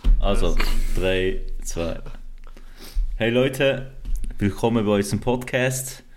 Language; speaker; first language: German; early bilingual, other home language; Kurdish